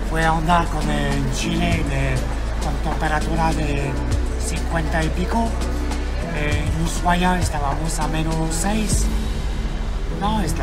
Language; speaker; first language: Spanish; non-native, fluent; French